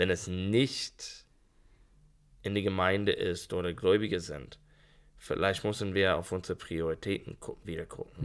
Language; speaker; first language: German; non-native, learner; English